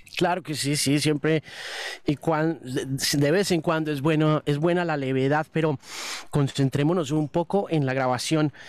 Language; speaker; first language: Spanish; native; Spanish